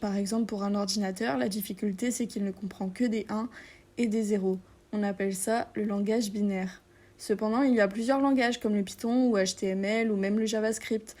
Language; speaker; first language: French; native; French